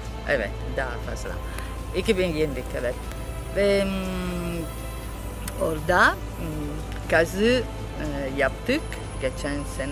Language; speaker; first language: Turkish; non-native, learner; Italian